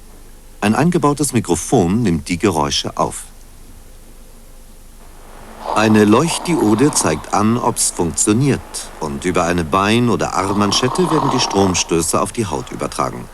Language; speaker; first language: German; native; German